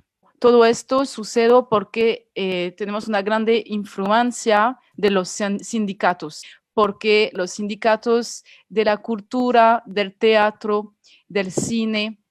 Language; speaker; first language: Spanish; non-native, fluent; French